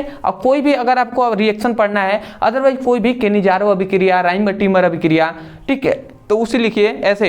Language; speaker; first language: Hindi; native; Hindi